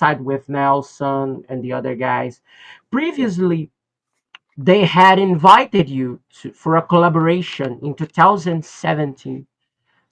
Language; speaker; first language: English; non-native, fluent; Portuguese